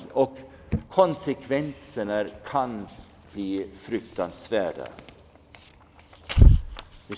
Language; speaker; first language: Swedish; non-native, fluent; German